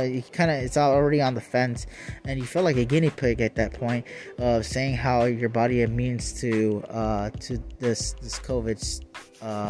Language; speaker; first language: English; native; English